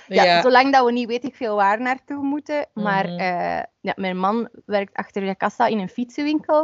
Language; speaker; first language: Dutch; native; Dutch